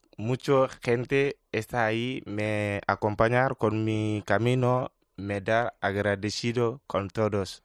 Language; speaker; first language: Spanish; non-native, learner; Wolof